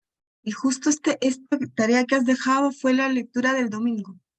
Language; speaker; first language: Spanish; native; Spanish